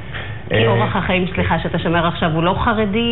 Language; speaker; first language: Hebrew; native; Hebrew